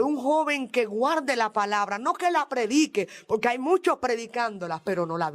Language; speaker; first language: Spanish; native; Spanish